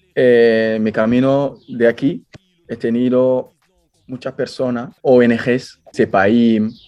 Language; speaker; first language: Spanish; non-native, fluent; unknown